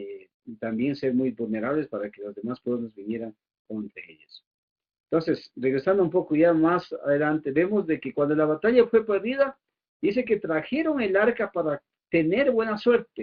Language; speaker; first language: Spanish; native; Spanish